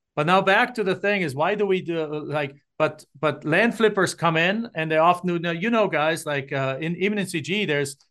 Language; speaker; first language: English; non-native, fluent; German